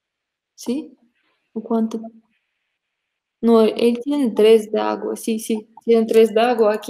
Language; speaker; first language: Spanish; non-native, fluent; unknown